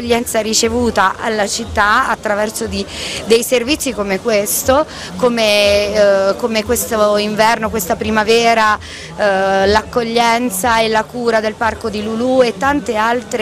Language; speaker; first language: Italian; native; Italian